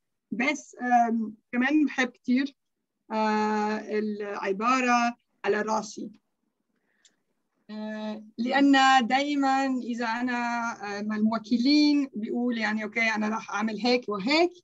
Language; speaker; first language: Arabic; non-native, learner; Dutch